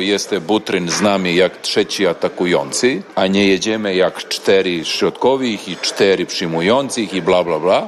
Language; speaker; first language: Polish; non-native, learner; Serbian